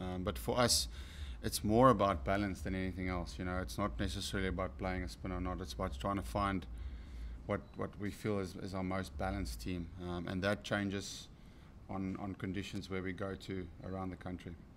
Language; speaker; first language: English; non-native, local second language; Afrikaans